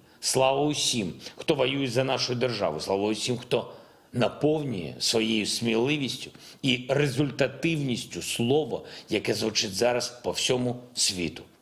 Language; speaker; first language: Ukrainian; non-native, local second language; Russian